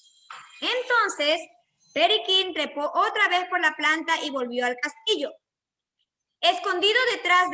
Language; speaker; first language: Spanish; native; Spanish